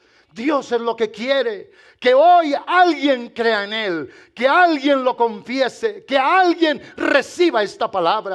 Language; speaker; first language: Spanish; native; Spanish